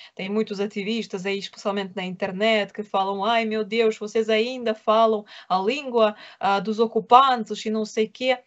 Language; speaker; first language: Portuguese; non-native, fluent; Ukrainian